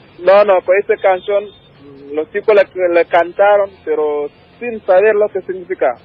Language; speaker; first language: Spanish; non-native, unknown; Wolof